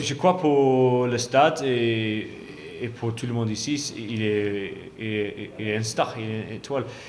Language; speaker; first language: French; non-native, fluent; English